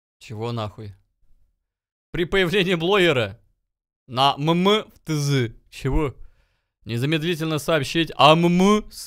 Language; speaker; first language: Russian; native; Russian